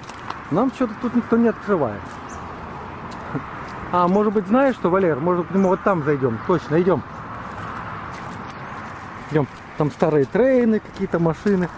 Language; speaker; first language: Russian; native; Russian